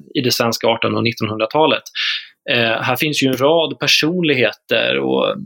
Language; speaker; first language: Swedish; native; Swedish